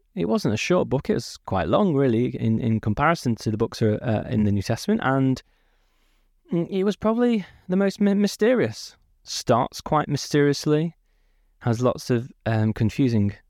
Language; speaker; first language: English; native; English